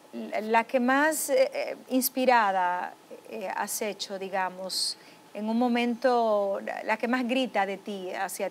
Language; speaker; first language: Spanish; native; Spanish